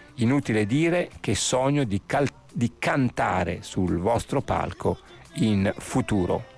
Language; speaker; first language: Italian; native; Italian